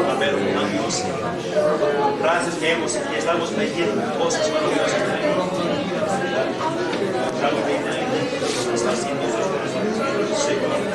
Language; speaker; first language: Spanish; non-native, fluent; English